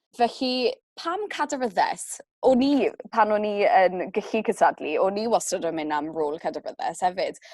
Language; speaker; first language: Welsh; native; Welsh